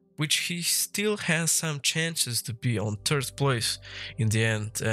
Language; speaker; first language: English; non-native, fluent; Slovenian